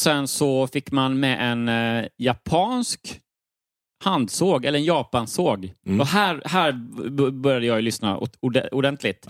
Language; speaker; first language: Swedish; native; Swedish